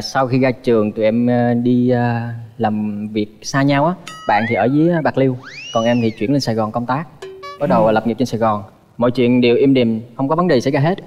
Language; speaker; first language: Vietnamese; native; Vietnamese